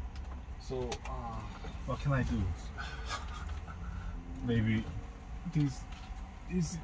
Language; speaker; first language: English; non-native, learner; Korean